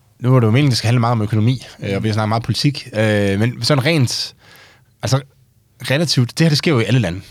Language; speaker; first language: Danish; native; Danish